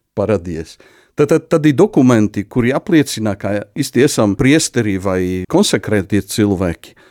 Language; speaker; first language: Latvian; non-native, fluent; Polish